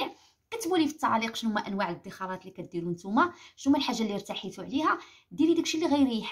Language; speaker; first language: Arabic; native; Arabic